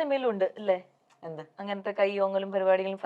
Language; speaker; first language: Malayalam; native; Malayalam